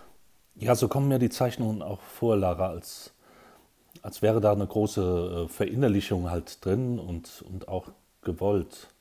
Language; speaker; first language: German; native; German